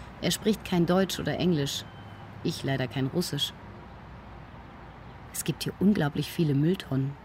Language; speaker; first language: German; native; German